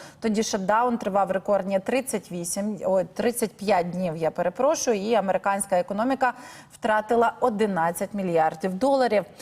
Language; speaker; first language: Ukrainian; native; Ukrainian